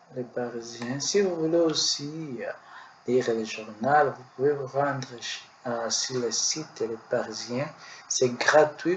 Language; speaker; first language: French; non-native, learner; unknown